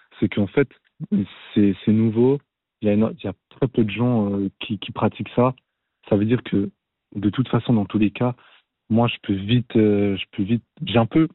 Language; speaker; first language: French; native; French